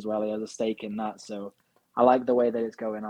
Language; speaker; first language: English; native; English